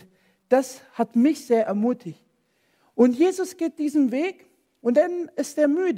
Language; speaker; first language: German; non-native, fluent; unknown